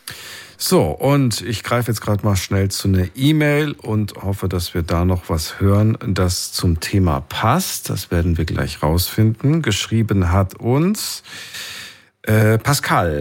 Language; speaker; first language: German; native; German